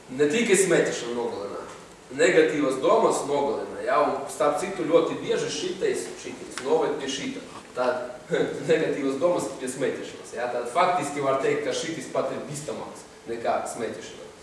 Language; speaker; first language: Latvian; non-native, local second language; Russian